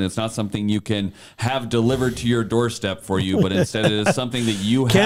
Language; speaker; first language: English; native; English